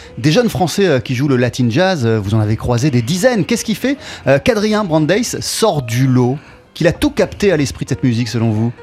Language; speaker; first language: French; native; French